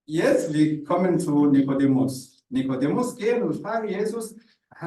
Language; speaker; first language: German; non-native, fluent; Rundi